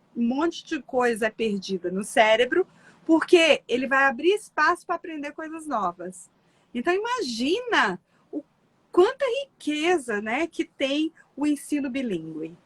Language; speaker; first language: Portuguese; native; Portuguese